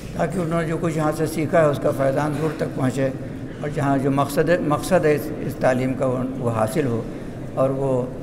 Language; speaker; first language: Urdu; native; Urdu